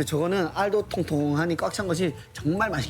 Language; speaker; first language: Korean; native; Korean